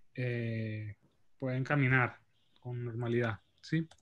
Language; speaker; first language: Spanish; native; Spanish